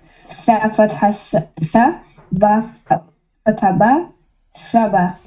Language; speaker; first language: Arabic; non-native, learner; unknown